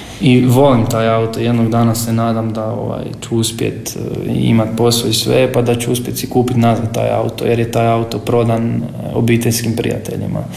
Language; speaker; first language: Croatian; native; Croatian